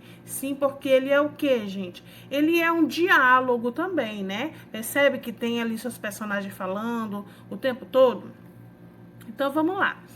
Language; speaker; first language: Portuguese; native; Portuguese